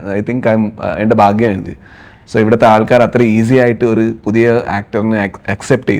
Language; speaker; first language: Malayalam; non-native, learner; Kannada